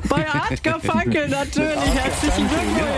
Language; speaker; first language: German; native; German